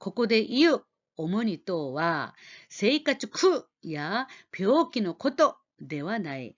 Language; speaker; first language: Japanese; non-native, fluent; Korean